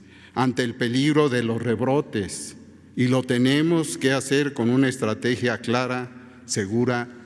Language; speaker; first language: Spanish; native; Spanish